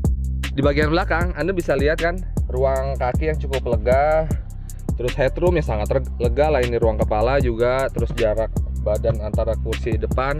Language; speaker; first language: Indonesian; native; Indonesian